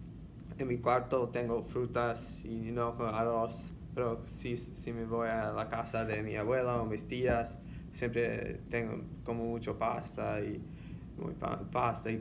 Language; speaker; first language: Spanish; non-native, learner; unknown